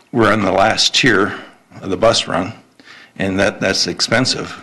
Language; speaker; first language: English; native; English